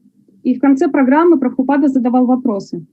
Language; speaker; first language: Russian; native; Russian